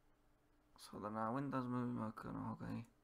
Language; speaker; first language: Japanese; non-native, learner; English